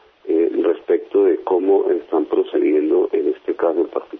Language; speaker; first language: Spanish; native; Spanish